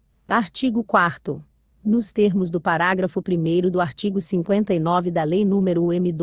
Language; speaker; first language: Portuguese; native; Portuguese